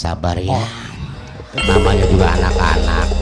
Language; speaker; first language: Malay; non-native, local second language; Sundanese